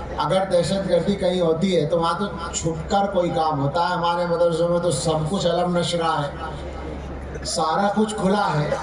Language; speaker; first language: Urdu; native; Urdu